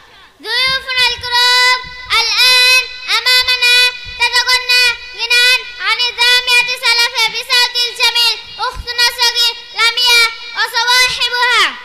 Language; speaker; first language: Arabic; non-native, learner; Bangla